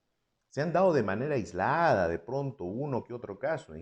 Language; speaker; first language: Spanish; native; Spanish